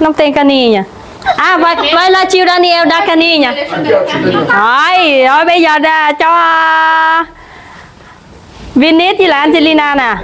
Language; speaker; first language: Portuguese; non-native, learner; Vietnamese